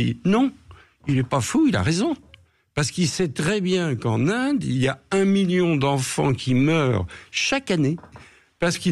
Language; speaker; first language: French; native; French